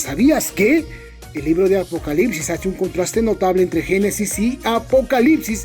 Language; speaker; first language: Spanish; native; Spanish